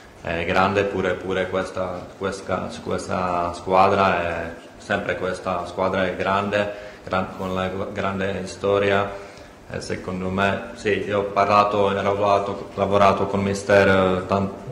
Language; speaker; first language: Italian; non-native, learner; Czech